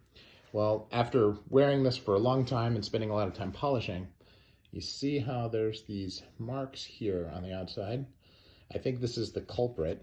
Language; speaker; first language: English; native; English